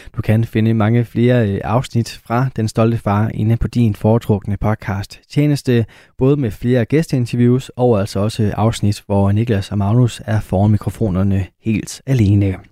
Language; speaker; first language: Danish; native; Danish